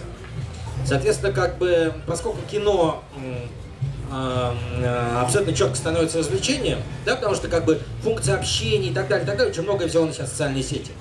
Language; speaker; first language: Russian; native; Russian